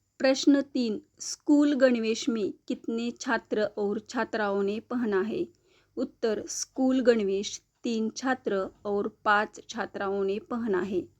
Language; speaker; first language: Hindi; non-native, local second language; Marathi